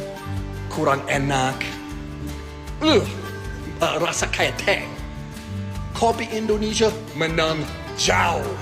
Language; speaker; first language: Indonesian; non-native, fluent; English